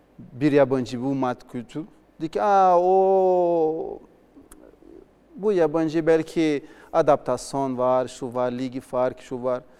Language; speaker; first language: Turkish; non-native, learner; Portuguese